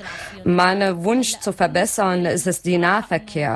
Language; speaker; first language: German; non-native, learner; Arabic